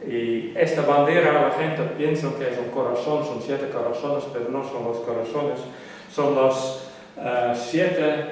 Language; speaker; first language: Spanish; non-native, learner; Western Frisian